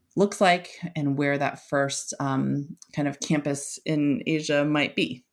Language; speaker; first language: English; native; English